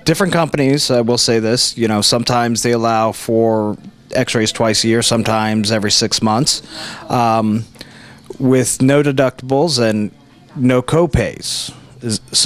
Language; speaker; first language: English; native; English